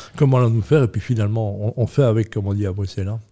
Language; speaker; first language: French; native; French